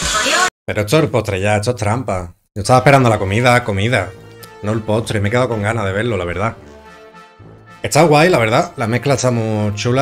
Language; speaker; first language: Spanish; native; Spanish